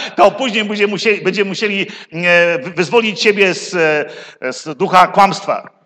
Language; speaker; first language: Polish; native; Polish